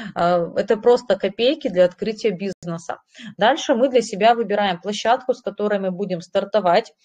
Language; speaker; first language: Russian; native; Russian